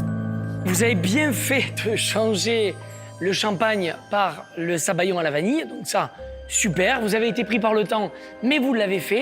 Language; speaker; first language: French; native; French